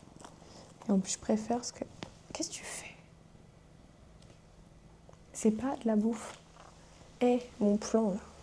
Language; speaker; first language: French; native; French